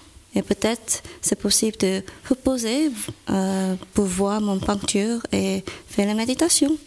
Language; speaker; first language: French; non-native, learner; Korean